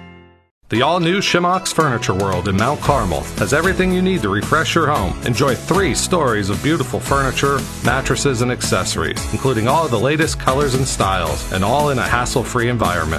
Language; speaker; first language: English; native; English